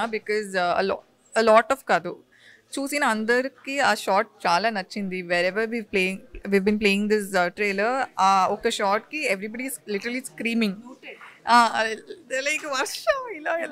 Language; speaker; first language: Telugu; non-native, local second language; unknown